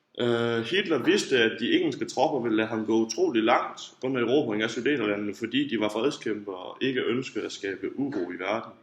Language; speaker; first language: Danish; native; Danish